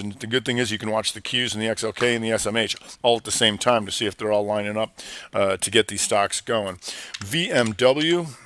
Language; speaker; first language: English; native; English